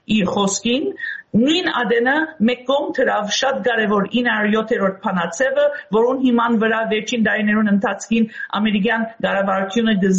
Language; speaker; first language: Armenian; early bilingual, heritage; Armenian